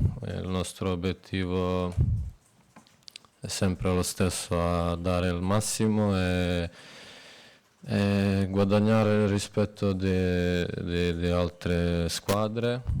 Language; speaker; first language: Italian; non-native, fluent; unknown